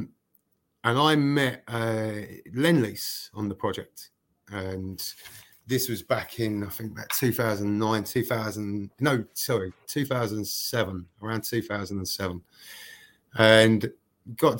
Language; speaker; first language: English; native; English